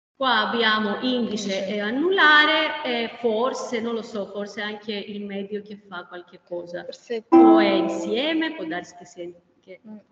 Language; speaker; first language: Italian; non-native, fluent; Greek